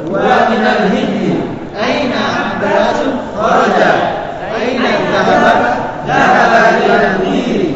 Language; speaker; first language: Arabic; non-native, learner; Indonesian